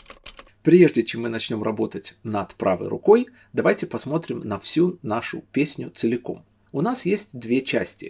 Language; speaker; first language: Russian; native; Russian